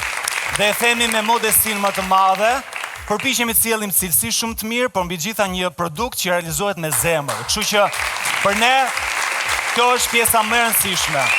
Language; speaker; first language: Albanian; native; Albanian